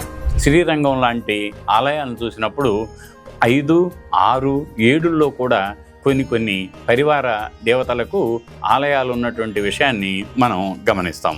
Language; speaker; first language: Telugu; native; Telugu